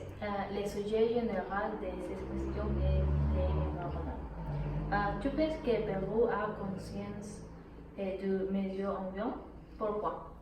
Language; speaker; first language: French; non-native, learner; Spanish